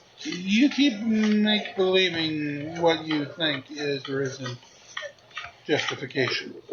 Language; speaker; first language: English; native; English